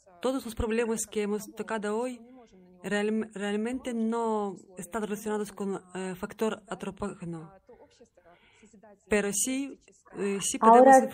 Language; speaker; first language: Spanish; non-native, learner; Russian